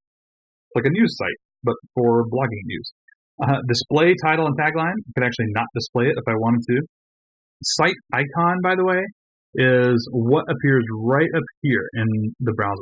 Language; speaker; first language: English; native; English